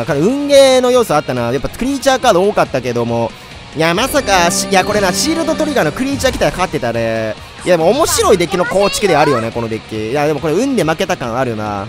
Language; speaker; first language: Japanese; native; Japanese